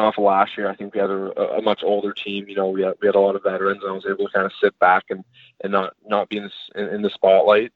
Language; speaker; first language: English; native; English